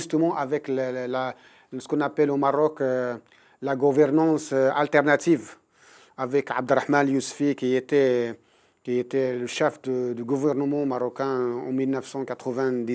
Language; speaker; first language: French; non-native, local second language; Arabic